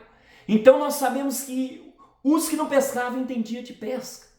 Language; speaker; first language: Portuguese; native; Portuguese